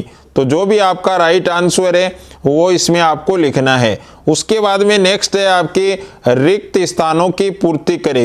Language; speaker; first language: Hindi; native; Hindi